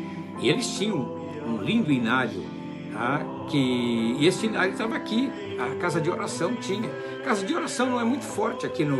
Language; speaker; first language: Portuguese; native; Portuguese